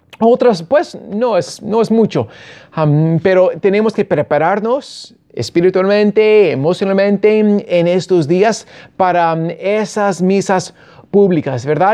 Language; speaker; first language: Spanish; non-native, fluent; English